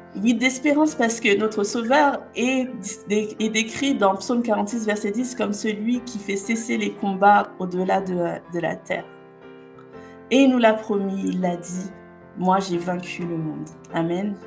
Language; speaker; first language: French; native; French